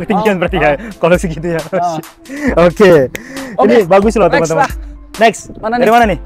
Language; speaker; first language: Indonesian; native; Indonesian